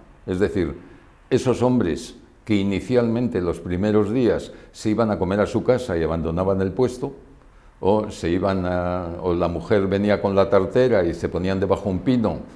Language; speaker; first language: Spanish; native; Spanish